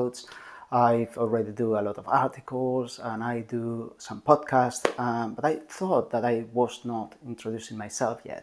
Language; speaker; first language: English; non-native, fluent; Spanish